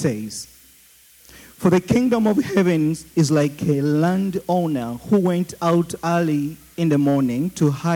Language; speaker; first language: English; non-native, local second language; Ganda